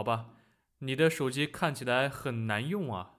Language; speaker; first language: Chinese; non-native, learner; English